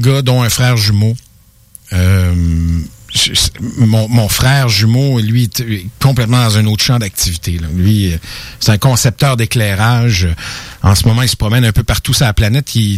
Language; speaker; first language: French; native; French